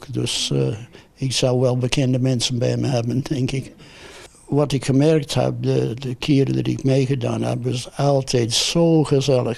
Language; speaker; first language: Dutch; non-native, fluent; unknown